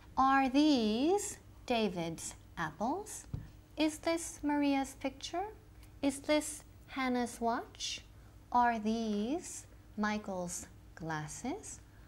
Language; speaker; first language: English; native; English